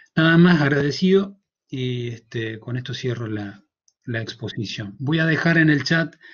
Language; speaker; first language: Spanish; native; Spanish